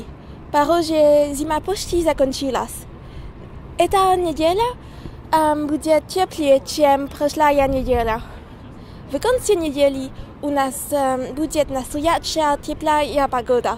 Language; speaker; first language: Russian; non-native, learner; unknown